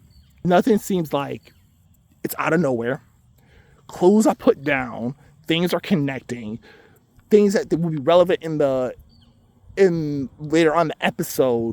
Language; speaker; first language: English; native; English